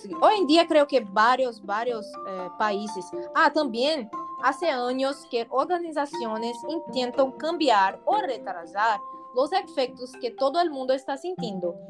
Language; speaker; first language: Spanish; non-native, learner; Portuguese